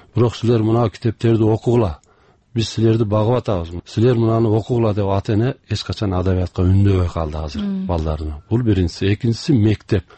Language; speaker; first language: Kyrgyz; early bilingual, heritage; Kyrgyz